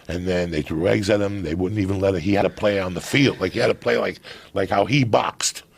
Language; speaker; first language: English; native; English